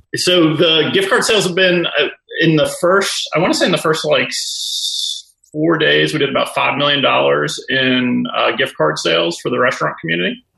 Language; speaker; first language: English; native; English